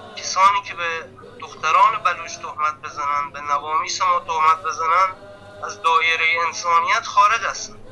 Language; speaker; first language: Persian; non-native, local second language; Baluchi